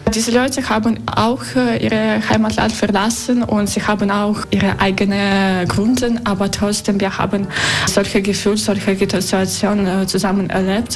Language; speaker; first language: German; non-native, learner; Russian